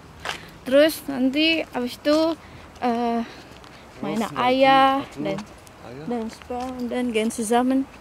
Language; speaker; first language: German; non-native, learner; Indonesian